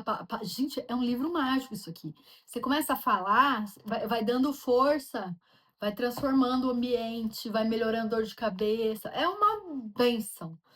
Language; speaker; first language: Portuguese; native; Portuguese